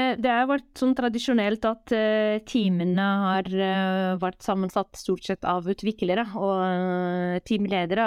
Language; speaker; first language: Norwegian; non-native, fluent; Arabic